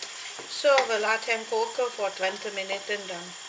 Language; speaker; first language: Dutch; non-native, learner; Malay